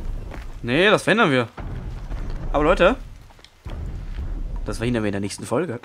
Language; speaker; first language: German; native; German